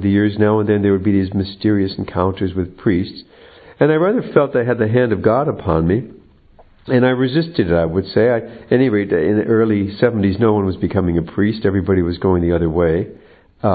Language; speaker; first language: English; native; English